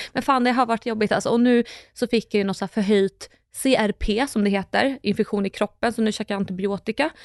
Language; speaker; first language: Swedish; early bilingual, other home language; Russian